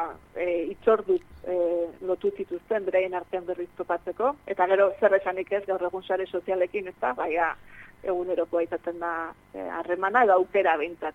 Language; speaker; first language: Basque; native; Basque